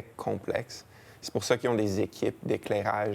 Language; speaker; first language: French; native; French